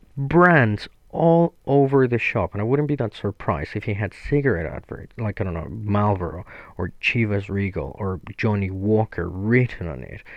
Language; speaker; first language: English; non-native, fluent; Spanish